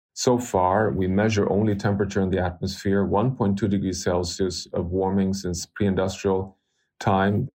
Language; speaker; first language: English; non-native, fluent; Swedish